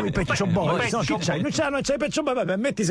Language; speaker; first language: Italian; native; Italian